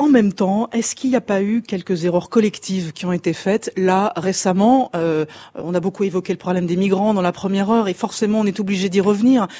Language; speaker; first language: French; native; French